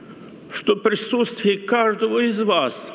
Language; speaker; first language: Russian; non-native, local second language; Romanian